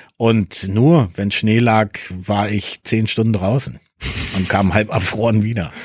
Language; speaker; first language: German; early bilingual, other home language; Spanish